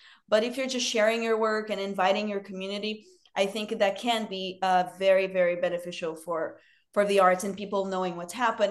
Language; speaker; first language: English; non-native, fluent; Portuguese